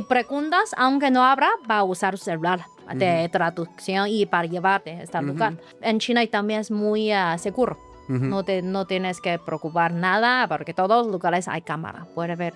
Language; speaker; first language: Spanish; non-native, learner; Chinese